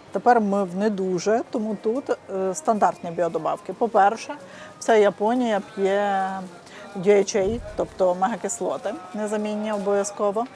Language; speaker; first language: Ukrainian; native; Ukrainian